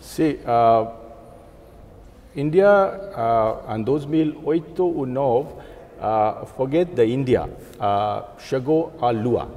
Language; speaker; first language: Portuguese; non-native, fluent; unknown